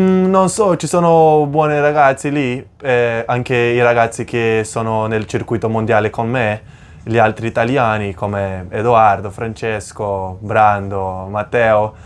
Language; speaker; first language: Italian; non-native, fluent; Portuguese